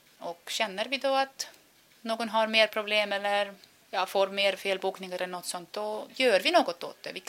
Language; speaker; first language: Swedish; non-native, fluent; Estonian